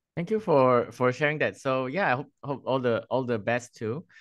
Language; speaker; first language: English; non-native, local second language; Chinese